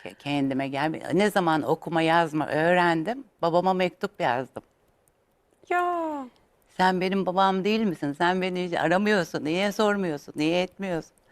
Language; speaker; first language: Turkish; native; Turkish